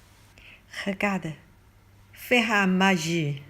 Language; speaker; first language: French; non-native, learner; Thai